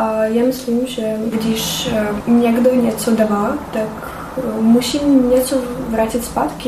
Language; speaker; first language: Czech; non-native, learner; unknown